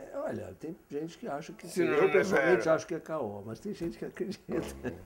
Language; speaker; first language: Portuguese; non-native, fluent; English